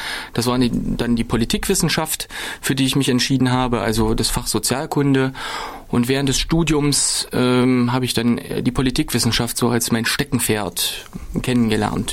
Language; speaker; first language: German; native; German